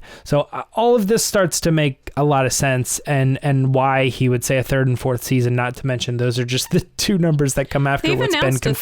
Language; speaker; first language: English; native; English